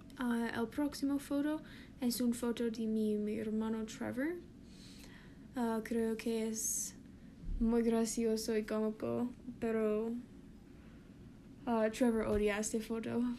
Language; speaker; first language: Spanish; non-native, learner; English